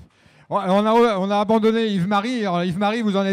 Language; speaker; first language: French; native; French